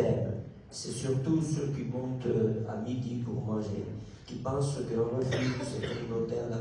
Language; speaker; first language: French; non-native, local second language; Italian